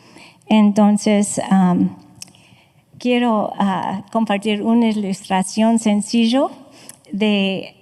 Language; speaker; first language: Spanish; non-native, fluent; English